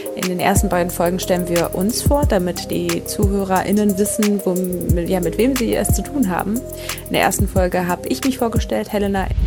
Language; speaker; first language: German; early bilingual, other home language; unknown